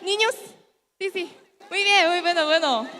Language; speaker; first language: Spanish; non-native, learner; Korean